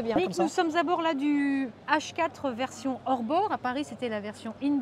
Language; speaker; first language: French; native; French